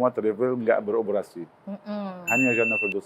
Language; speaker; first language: Indonesian; non-native, learner; Arabic